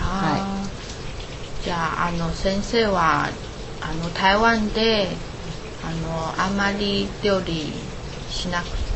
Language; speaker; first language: Japanese; non-native, learner; Chinese